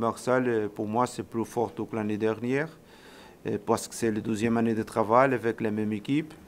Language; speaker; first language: French; non-native, fluent; Portuguese